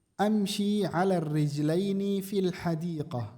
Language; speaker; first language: Arabic; non-native, fluent; Indonesian